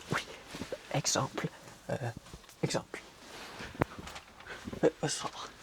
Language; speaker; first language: French; native; French